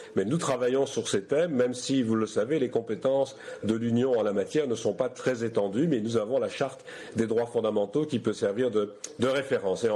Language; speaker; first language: French; native; French